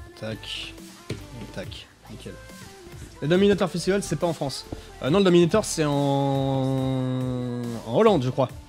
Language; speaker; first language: French; native; French